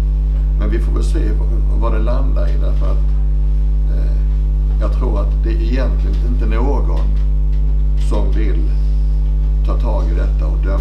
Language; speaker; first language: Swedish; native; Swedish